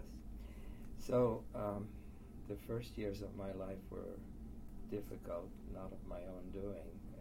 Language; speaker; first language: English; early bilingual, other home language; Polish